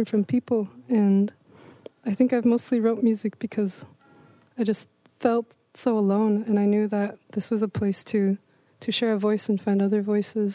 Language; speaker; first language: English; native; English